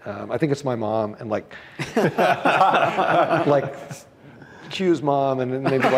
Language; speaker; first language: English; native; English